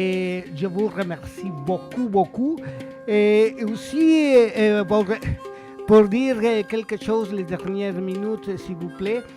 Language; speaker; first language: French; non-native, learner; Spanish